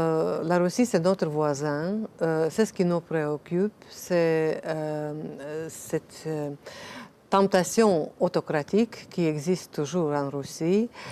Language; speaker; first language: French; non-native, fluent; Latvian